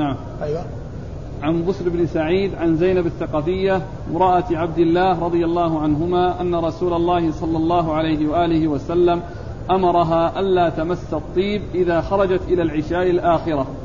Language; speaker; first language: Arabic; native; Arabic